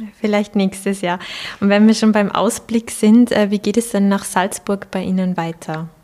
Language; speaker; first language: German; native; German